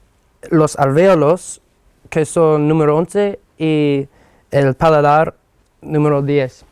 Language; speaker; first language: Spanish; non-native, fluent; English